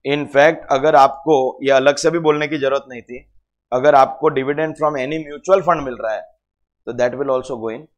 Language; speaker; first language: Hindi; native; Hindi